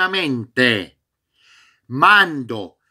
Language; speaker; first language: Italian; native; Italian